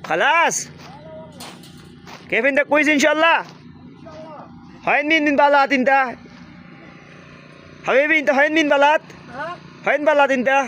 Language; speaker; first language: Arabic; non-native, learner; Bangla